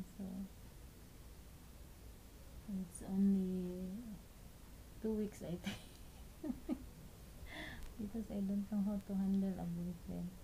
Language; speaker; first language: English; non-native, local second language; Cebuano